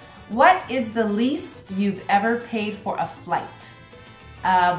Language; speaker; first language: English; native; English